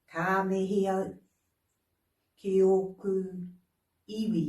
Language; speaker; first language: Māori; non-native, local second language; English